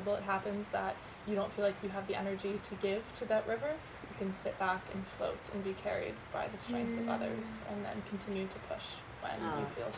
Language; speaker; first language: English; native; English